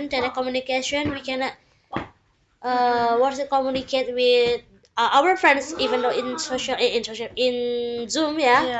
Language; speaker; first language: English; non-native, learner; Indonesian